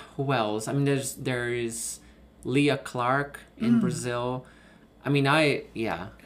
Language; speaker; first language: English; non-native, fluent; Portuguese